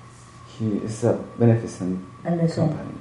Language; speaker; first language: English; non-native, learner; Spanish